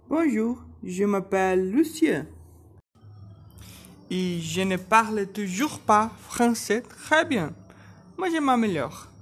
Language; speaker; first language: French; non-native, learner; Portuguese